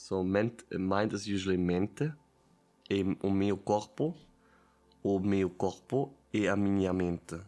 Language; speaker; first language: Portuguese; non-native, learner; Italian